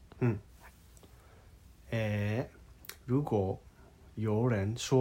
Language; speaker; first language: Chinese; non-native, learner; Japanese